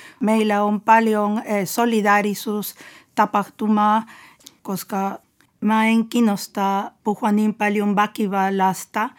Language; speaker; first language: Finnish; non-native, fluent; Spanish